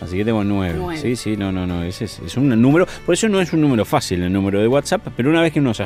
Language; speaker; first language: Spanish; native; Spanish